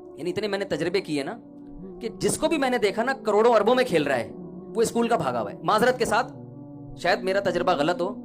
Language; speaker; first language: Urdu; native; Urdu